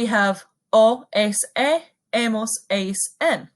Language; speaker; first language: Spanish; non-native, fluent; English